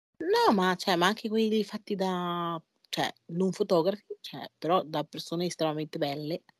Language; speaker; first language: Italian; native; Italian